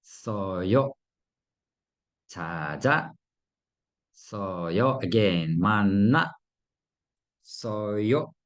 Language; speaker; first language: Korean; non-native, fluent; Russian